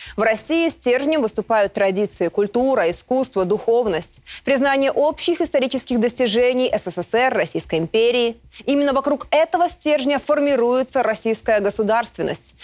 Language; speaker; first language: Russian; native; Russian